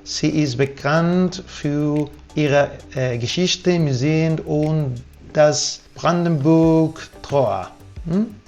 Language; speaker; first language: German; non-native, fluent; Spanish